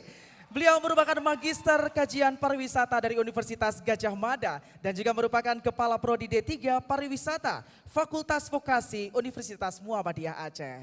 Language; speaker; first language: Indonesian; native; Indonesian